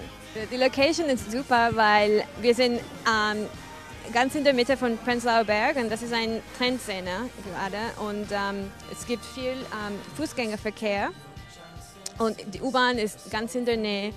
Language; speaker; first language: German; non-native, fluent; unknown